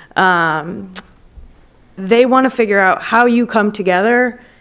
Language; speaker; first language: English; native; English